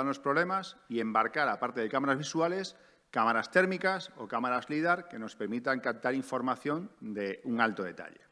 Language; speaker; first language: Spanish; native; Spanish